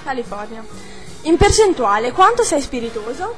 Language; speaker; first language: Italian; native; Italian